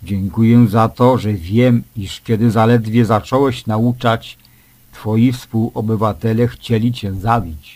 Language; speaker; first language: Polish; native; Polish